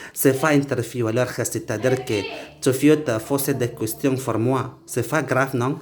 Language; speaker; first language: French; non-native, learner; Indonesian